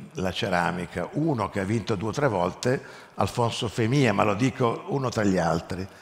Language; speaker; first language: Italian; native; Italian